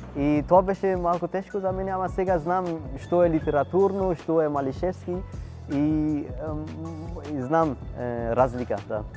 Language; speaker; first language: Macedonian; non-native, learner; Urdu